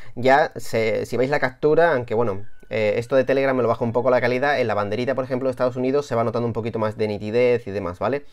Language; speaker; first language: Spanish; native; Spanish